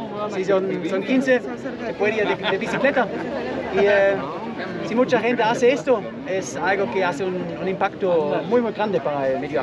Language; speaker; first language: Spanish; non-native, fluent; German